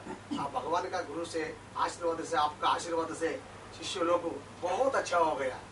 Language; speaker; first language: Hindi; non-native, local second language; Telugu